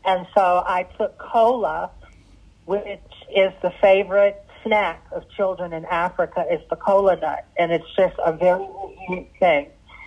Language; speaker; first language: English; early bilingual, other home language; Arabic